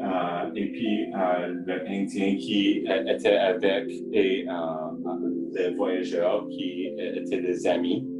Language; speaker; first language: French; non-native, learner; English